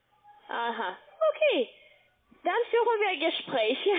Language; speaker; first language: German; non-native, learner; Russian